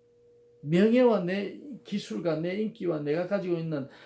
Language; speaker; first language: Korean; native; Korean